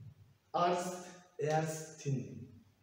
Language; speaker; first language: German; non-native, learner; Turkish